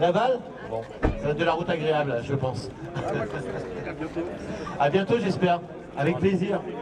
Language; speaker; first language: French; native; French